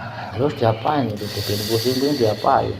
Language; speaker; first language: Indonesian; native; Indonesian